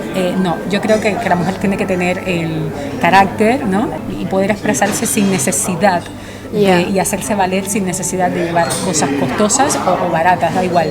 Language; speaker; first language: Spanish; native; Spanish